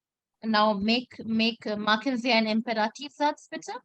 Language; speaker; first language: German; non-native, fluent; Hindi